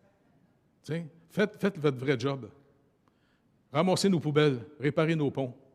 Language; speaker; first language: French; native; French